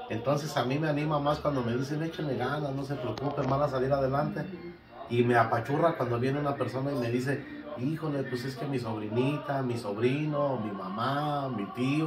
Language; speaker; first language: Spanish; native; Spanish